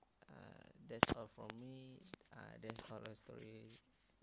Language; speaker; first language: English; non-native, learner; Malay